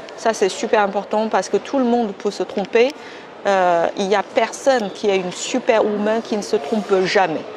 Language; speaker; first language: French; non-native, fluent; Chinese